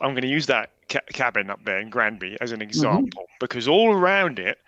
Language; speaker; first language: English; native; English